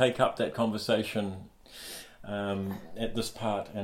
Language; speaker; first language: English; native; English